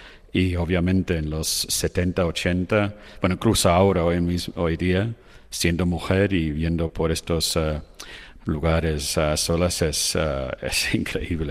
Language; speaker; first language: Spanish; non-native, fluent; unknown